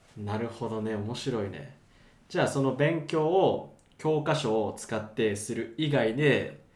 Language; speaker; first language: Japanese; native; Japanese